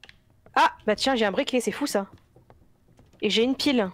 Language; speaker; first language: French; native; French